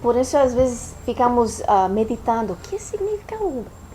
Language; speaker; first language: Portuguese; non-native, fluent; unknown